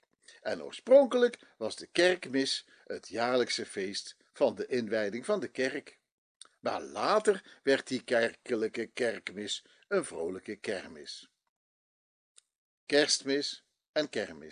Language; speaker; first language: Dutch; native; Dutch